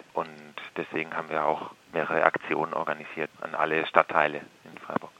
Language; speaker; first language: German; non-native, fluent; Spanish